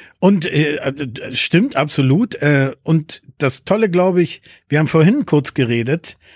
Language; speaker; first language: German; early bilingual, other home language; Spanish